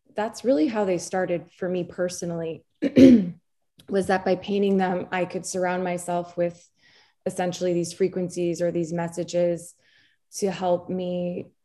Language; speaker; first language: English; native; English